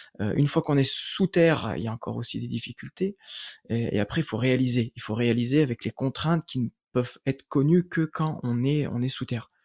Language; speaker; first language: French; native; French